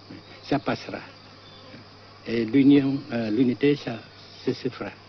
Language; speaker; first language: French; non-native, local second language; Vietnamese